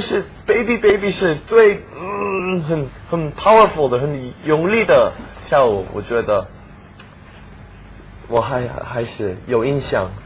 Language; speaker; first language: Chinese; non-native, learner; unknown